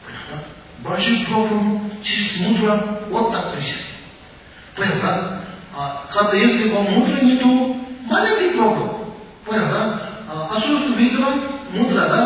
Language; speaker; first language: Russian; non-native, learner; Tibetan